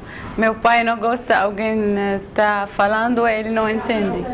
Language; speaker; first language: Portuguese; non-native, learner; Arabic